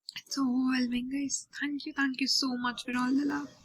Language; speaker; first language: English; non-native, local second language; Telugu